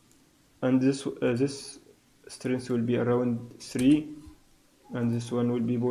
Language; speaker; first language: English; non-native, fluent; Arabic